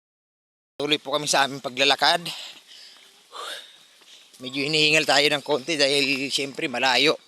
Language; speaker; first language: Filipino; non-native, local second language; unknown